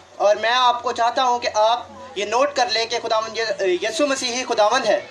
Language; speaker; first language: Urdu; non-native, local second language; Punjabi